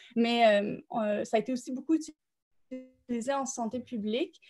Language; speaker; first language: French; native; French